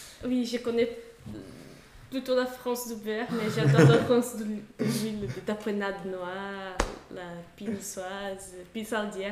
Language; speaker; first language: French; non-native, fluent; Portuguese